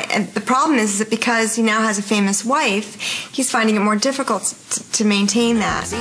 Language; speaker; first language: English; native; English